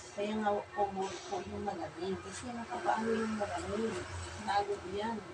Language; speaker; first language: Filipino; non-native, local second language; Cebuano